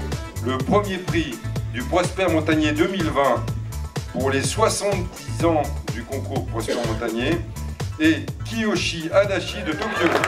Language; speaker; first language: French; native; French